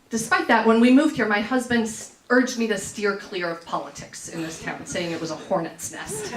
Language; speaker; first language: English; native; English